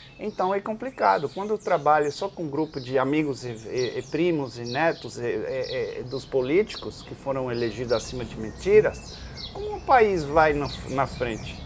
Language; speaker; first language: Portuguese; non-native, fluent; Dutch